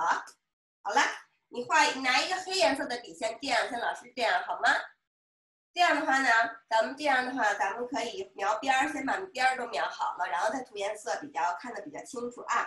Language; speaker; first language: Chinese; native; Chinese